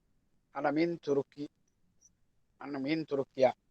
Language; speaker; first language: Arabic; non-native, learner; Divehi